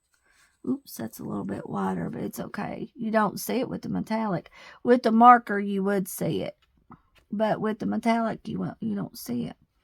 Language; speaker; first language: English; native; English